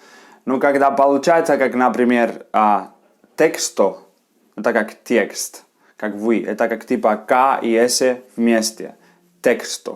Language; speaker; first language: Russian; non-native, fluent; Spanish